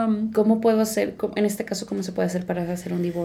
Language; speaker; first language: Spanish; native; Spanish